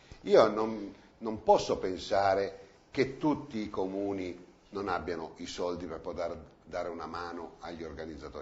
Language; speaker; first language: Italian; native; Italian